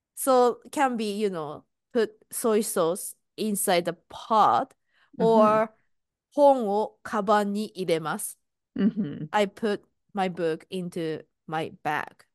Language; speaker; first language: English; non-native, fluent; Japanese